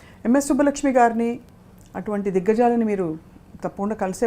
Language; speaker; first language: Telugu; native; Telugu